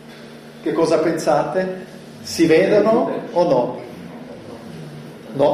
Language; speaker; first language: Italian; non-native, fluent; German